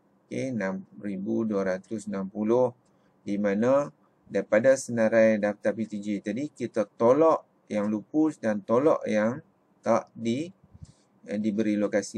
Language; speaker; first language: Malay; native; Malay